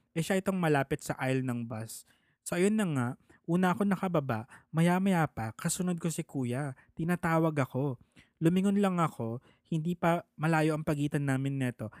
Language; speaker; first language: Filipino; native; Filipino